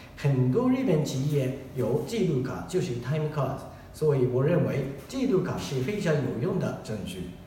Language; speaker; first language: Chinese; non-native, fluent; Japanese